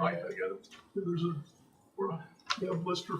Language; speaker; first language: English; native; English